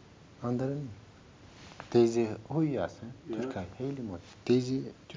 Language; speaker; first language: Dutch; non-native, learner; Turkish